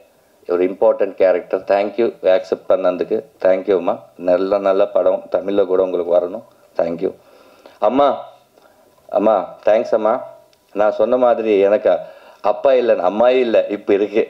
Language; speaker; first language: Tamil; non-native, learner; Telugu